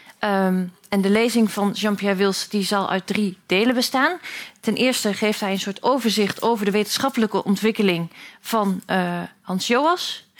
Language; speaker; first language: Dutch; native; Dutch